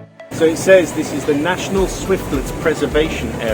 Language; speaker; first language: English; native; English